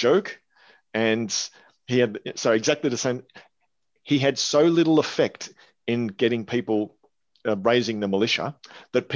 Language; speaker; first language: English; native; English